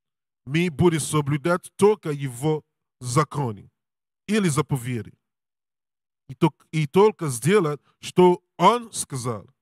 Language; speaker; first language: Russian; non-native, learner; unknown